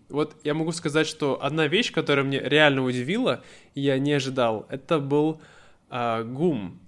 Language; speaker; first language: Russian; native; Russian